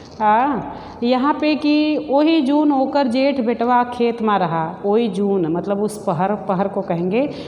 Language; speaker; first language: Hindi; native; Hindi